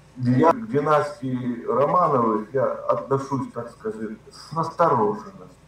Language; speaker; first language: Russian; native; Russian